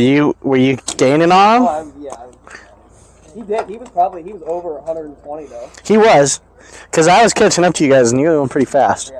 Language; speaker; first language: English; native; English